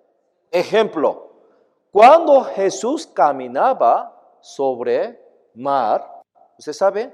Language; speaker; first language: Spanish; non-native, fluent; Korean